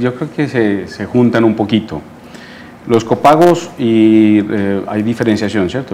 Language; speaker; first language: Spanish; native; Spanish